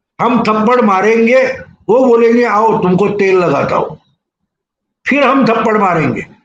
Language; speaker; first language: Hindi; non-native, local second language; Marathi